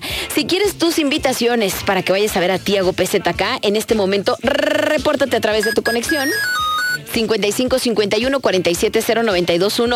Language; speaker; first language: Spanish; native; Spanish